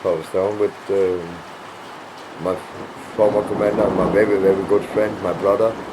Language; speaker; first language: English; non-native, fluent; Danish